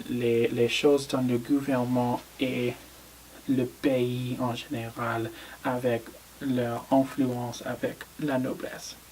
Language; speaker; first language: French; non-native, learner; English